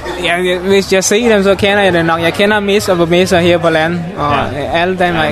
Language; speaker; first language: Danish; non-native, learner; Mon